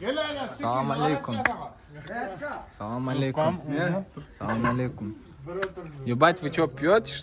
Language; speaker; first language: Russian; non-native, fluent; Turkmen